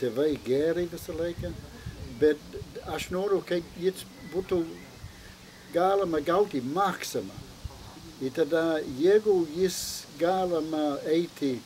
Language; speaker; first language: Lithuanian; non-native, learner; English